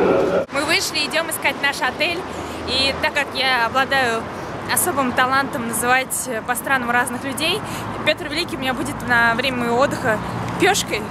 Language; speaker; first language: Russian; native; Russian